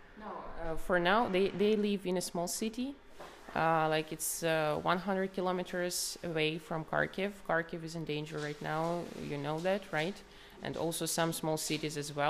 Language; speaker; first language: English; non-native, fluent; Ukrainian